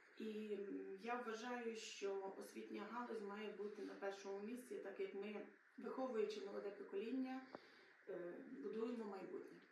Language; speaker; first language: Ukrainian; native; Ukrainian